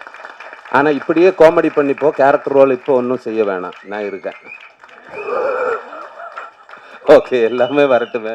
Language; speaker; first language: Tamil; non-native, learner; Malayalam